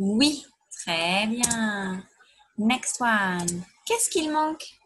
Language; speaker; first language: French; non-native, fluent; English